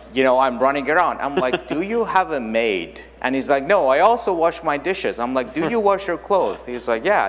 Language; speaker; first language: English; non-native, fluent; German